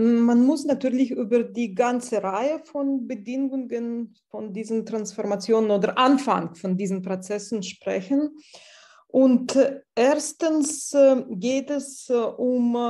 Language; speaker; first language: German; non-native, fluent; Russian